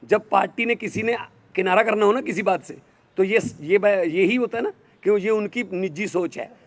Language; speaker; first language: Hindi; non-native, local second language; Punjabi